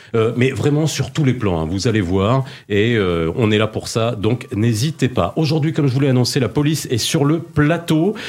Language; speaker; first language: French; native; French